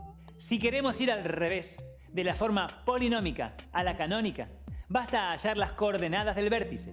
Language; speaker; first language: Spanish; native; Spanish